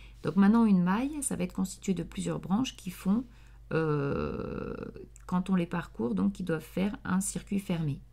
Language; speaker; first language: French; native; French